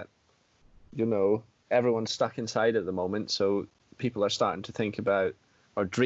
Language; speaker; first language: English; native; English